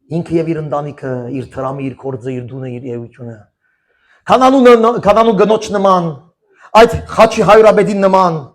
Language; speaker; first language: Armenian; early bilingual, heritage; Armenian